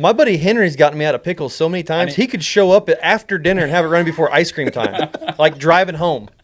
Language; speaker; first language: English; native; English